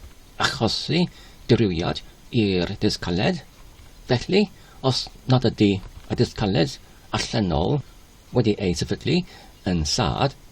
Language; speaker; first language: Welsh; non-native, learner; Polish